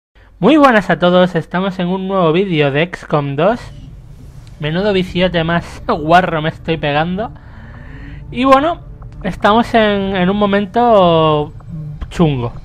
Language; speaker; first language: Spanish; native; Spanish